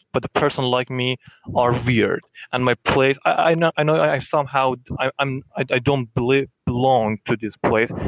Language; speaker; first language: English; non-native, fluent; Persian